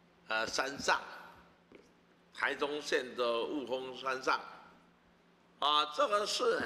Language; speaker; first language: Chinese; native; Chinese